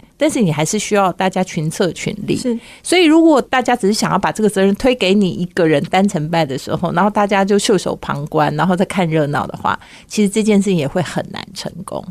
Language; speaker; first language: Chinese; native; Chinese